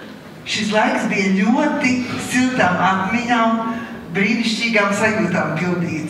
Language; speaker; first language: Latvian; native; Latvian